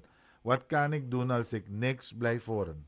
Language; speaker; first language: Dutch; non-native, local second language; Papiamento